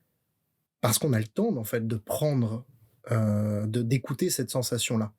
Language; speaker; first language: French; native; French